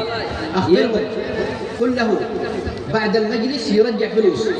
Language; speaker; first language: Arabic; native; Arabic